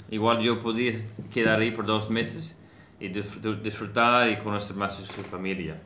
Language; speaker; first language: Spanish; non-native, learner; English